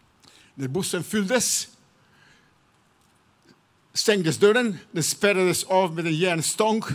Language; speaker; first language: Swedish; non-native, fluent; Serbian